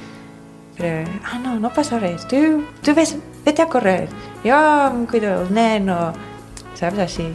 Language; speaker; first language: Catalan; non-native, fluent; English